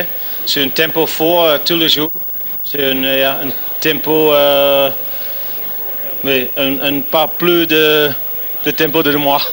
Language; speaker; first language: French; non-native, learner; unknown